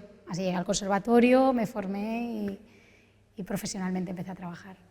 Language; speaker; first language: Spanish; native; Spanish